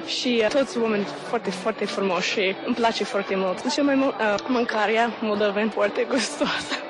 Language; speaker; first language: Romanian; non-native, learner; English